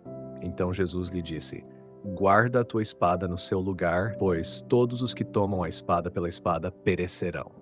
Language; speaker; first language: Portuguese; native; Portuguese